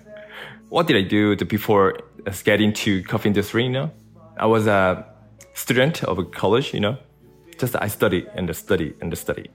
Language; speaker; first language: English; non-native, learner; Korean